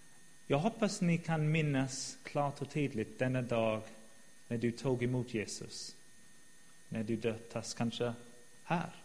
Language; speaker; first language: Swedish; non-native, fluent; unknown